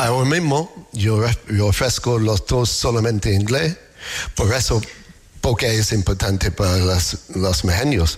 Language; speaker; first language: Spanish; non-native, learner; English